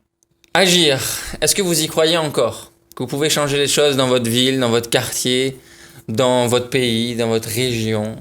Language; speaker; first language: French; native; French